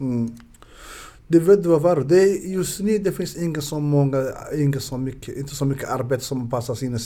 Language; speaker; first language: Swedish; non-native, learner; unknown